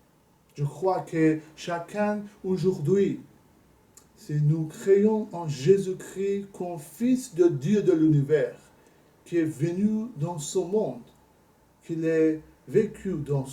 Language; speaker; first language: French; non-native, learner; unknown